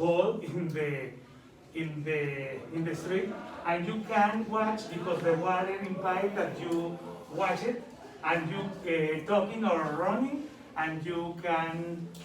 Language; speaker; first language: English; non-native, learner; Spanish